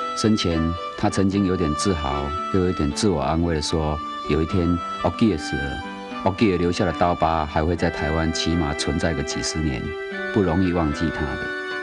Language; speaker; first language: Chinese; native; Chinese